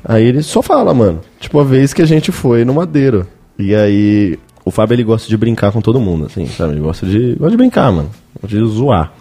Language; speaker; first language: Portuguese; native; Portuguese